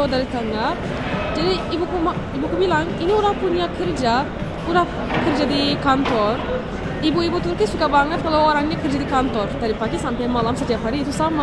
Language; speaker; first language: Indonesian; non-native, fluent; Turkish